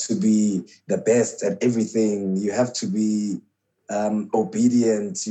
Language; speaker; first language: English; non-native, local second language; Xhosa